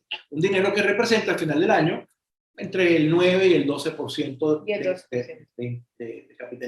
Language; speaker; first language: Spanish; native; Spanish